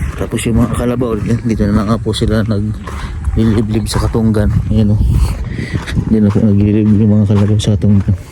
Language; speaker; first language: Filipino; non-native, local second language; Cebuano